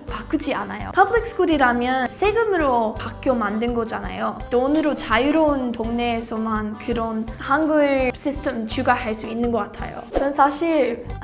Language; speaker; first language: Korean; non-native, learner; English